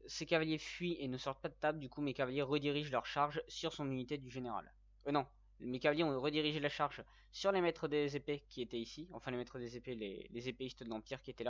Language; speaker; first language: French; native; French